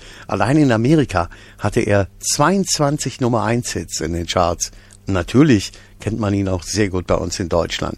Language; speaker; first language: German; native; German